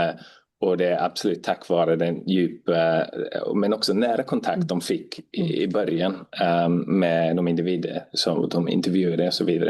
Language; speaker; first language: Swedish; non-native, fluent; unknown